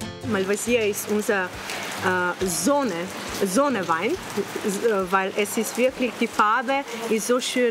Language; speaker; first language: German; non-native, learner; Slovenian